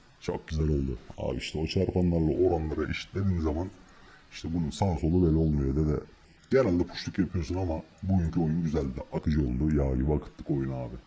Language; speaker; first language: Turkish; native; Turkish